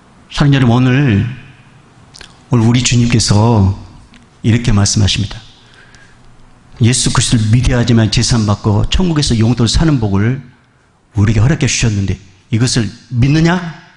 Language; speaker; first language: Korean; native; Korean